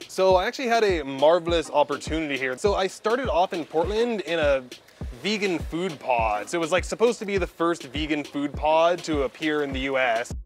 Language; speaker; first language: English; native; English